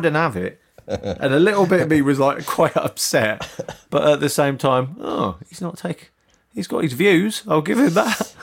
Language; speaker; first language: English; native; English